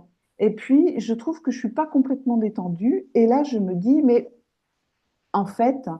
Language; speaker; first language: French; native; French